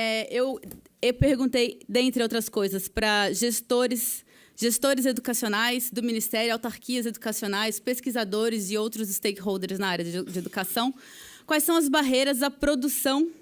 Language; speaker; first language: Portuguese; native; Portuguese